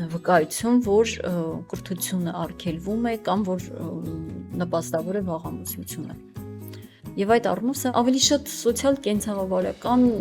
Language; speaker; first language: Armenian; non-native, local second language; Kurdish